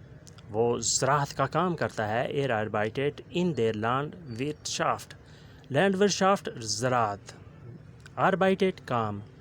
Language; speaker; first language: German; non-native, learner; Urdu